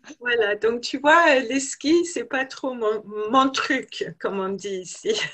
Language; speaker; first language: French; non-native, fluent; English